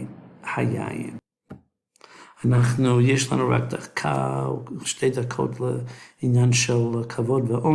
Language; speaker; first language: Hebrew; non-native, fluent; English